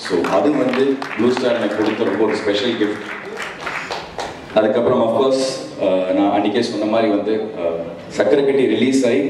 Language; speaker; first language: Tamil; native; Tamil